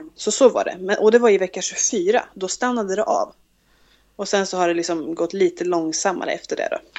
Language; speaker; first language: Swedish; native; Swedish